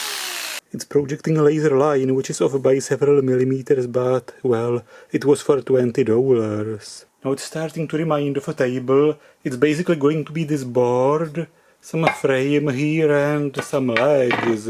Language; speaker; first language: English; non-native, fluent; Czech